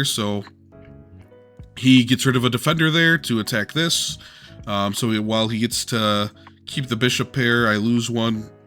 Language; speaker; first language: English; native; English